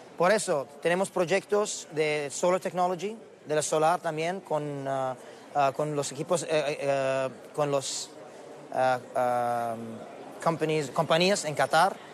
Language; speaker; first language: Spanish; non-native, learner; Arabic